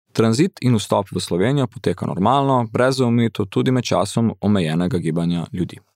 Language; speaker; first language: Slovenian; early bilingual, heritage; Slovenian